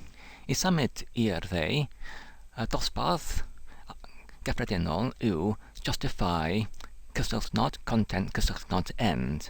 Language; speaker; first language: Welsh; non-native, learner; English